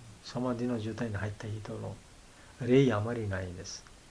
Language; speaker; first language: Japanese; non-native, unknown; Bangla